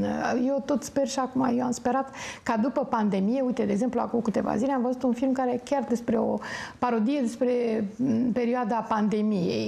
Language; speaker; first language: Romanian; native; Romanian